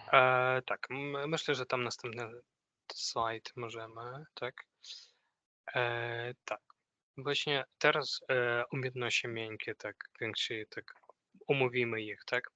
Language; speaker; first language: Polish; non-native, fluent; Ukrainian